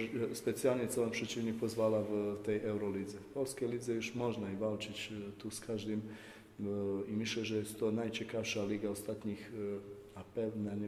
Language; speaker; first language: Polish; non-native, fluent; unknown